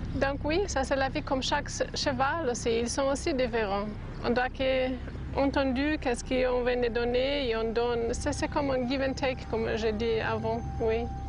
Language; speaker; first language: French; non-native, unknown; Portuguese